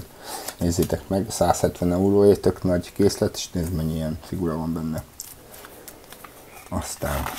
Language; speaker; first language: Hungarian; native; Hungarian